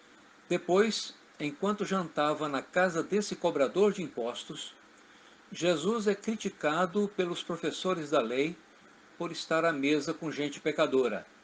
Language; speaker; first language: Portuguese; native; Portuguese